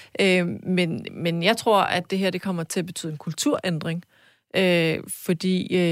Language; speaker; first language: Danish; early bilingual, other home language; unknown